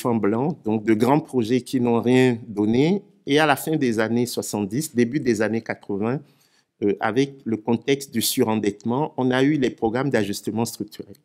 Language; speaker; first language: French; non-native, local second language; Ewe